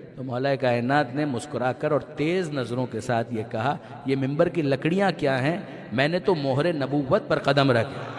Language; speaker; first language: Urdu; non-native, local second language; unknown